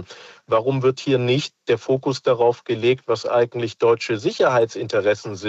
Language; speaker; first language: German; native; German